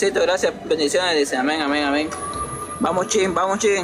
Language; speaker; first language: Spanish; native; Spanish